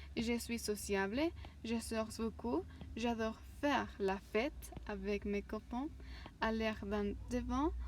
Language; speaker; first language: French; non-native, fluent; Spanish